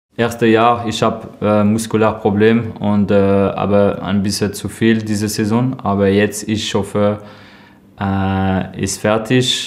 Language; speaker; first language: German; non-native, learner; French